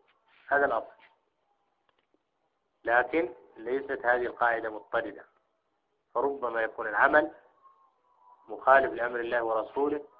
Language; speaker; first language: Arabic; native; Arabic